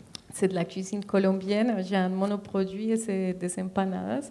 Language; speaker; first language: French; non-native, fluent; Spanish